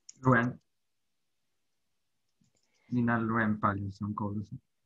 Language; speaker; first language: Finnish; non-native, learner; Spanish